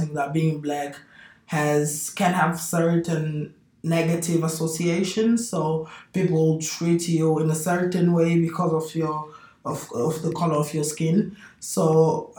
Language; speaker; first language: English; non-native, fluent; Portuguese